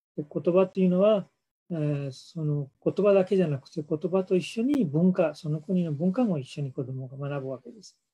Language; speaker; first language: Japanese; non-native, fluent; Urdu